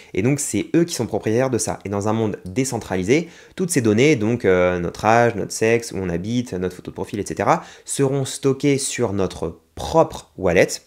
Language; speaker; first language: French; native; French